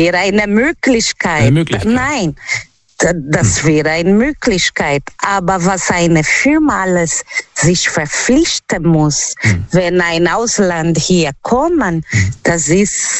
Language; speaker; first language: German; non-native, learner; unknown